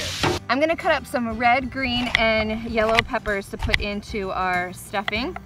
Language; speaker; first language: English; native; English